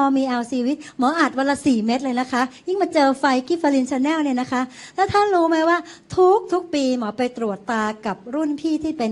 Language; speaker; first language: Thai; native; Thai